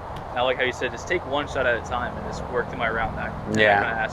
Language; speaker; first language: English; native; English